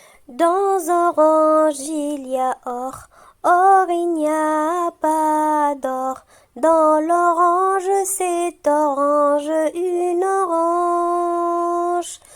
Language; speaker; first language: French; non-native, local second language; Arabic